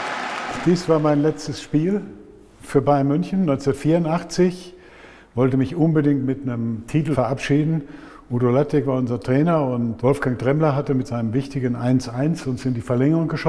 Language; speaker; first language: German; native; German